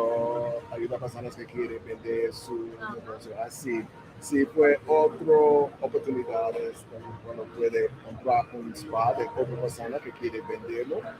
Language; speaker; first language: Spanish; non-native, learner; English